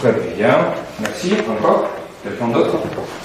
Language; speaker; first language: French; non-native, fluent; Russian